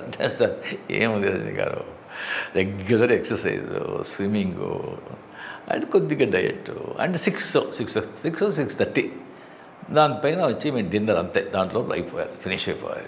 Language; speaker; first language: Telugu; non-native, local second language; Marathi